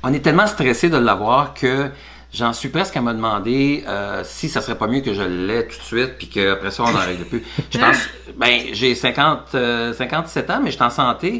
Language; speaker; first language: French; native; French